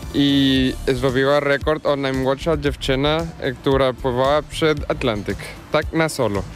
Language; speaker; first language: Polish; non-native, learner; Spanish